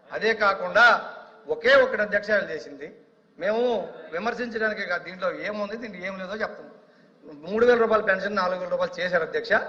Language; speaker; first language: Telugu; native; Telugu